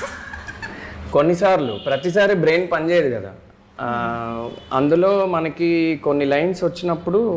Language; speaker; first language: Telugu; native; Telugu